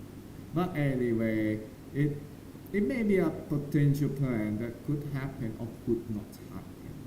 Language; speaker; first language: English; non-native, learner; Thai